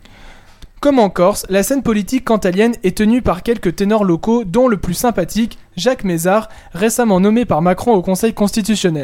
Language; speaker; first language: French; native; French